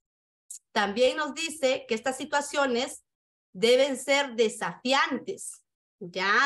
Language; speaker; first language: Spanish; native; Spanish